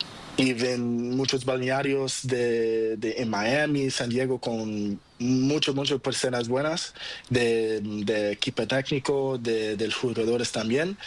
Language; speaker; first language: Spanish; non-native, learner; Portuguese